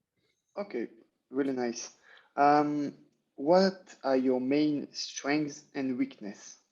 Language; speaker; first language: English; non-native, learner; French